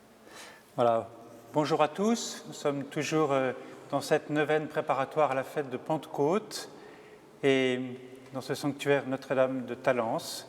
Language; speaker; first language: French; native; French